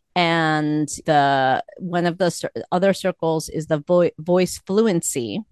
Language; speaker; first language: English; early bilingual, other home language; Korean